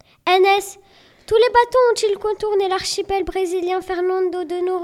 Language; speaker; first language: French; native; French